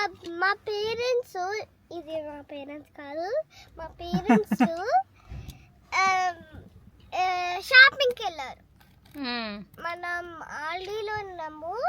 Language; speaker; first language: Telugu; early bilingual, heritage; Telugu